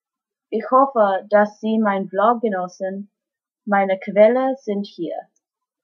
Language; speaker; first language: German; non-native, learner; English